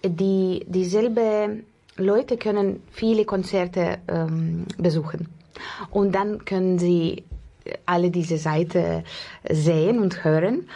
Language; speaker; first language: German; non-native, learner; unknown